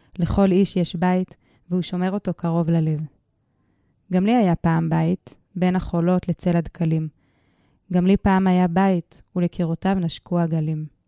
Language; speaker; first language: Hebrew; native; Hebrew